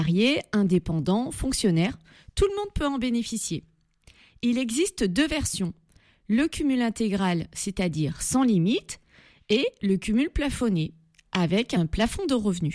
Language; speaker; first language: French; native; French